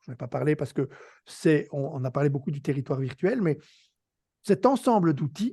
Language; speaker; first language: French; native; French